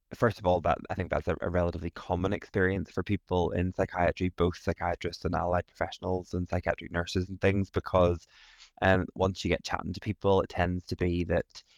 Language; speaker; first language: English; native; English